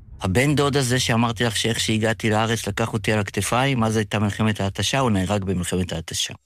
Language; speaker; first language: Hebrew; early bilingual, other home language; Yiddish